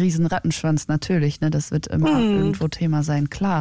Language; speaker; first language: German; native; German